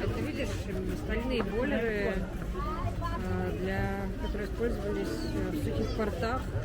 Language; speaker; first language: Russian; native; Russian